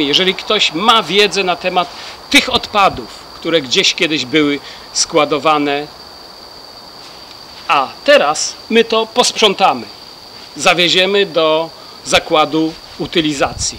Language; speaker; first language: Polish; native; Polish